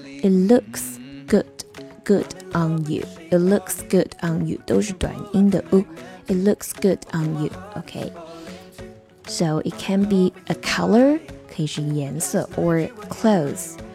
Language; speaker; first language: English; non-native, fluent; Chinese